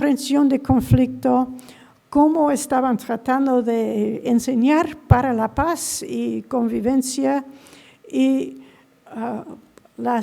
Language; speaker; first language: Spanish; non-native, fluent; English